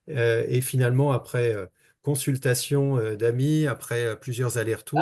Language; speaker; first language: French; native; French